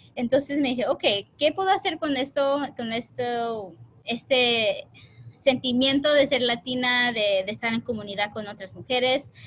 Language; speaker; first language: Spanish; early bilingual, heritage; Spanish